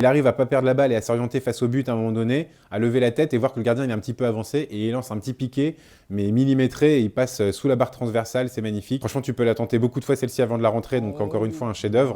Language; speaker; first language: French; native; French